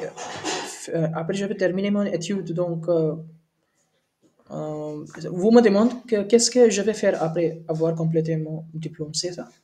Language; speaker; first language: French; non-native, learner; Hindi